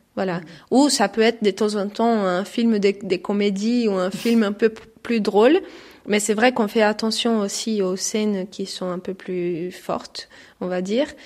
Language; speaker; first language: French; non-native, fluent; Portuguese